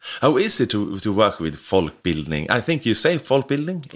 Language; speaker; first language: English; non-native, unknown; Swedish